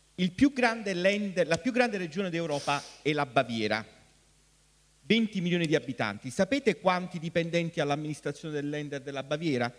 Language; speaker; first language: Italian; native; Italian